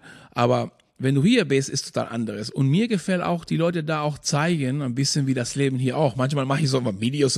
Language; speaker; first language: German; non-native, fluent; Spanish